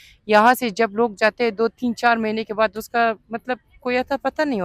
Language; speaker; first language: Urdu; non-native, fluent; Persian